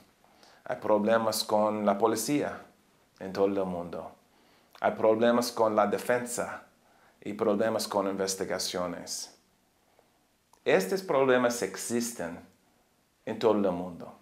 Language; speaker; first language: Spanish; non-native, learner; English